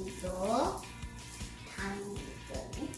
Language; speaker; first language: Korean; early bilingual, heritage; Korean